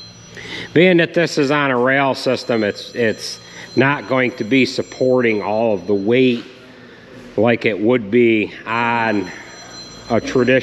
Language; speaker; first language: English; native; English